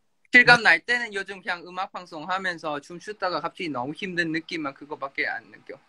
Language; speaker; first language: Korean; non-native, fluent; Thai